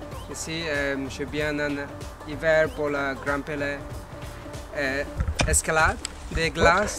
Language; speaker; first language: French; non-native, learner; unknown